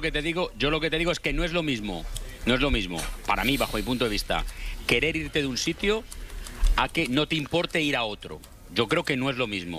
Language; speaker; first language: Spanish; native; Spanish